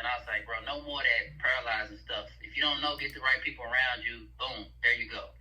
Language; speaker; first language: English; native; English